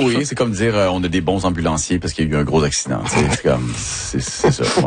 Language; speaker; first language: French; native; French